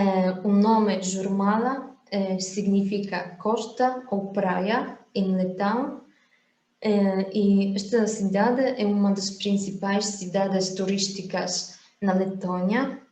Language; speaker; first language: Portuguese; non-native, fluent; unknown